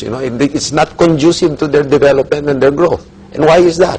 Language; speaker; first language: English; non-native, local second language; Filipino